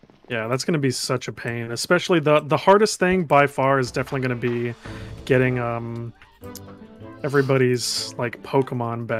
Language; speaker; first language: English; native; English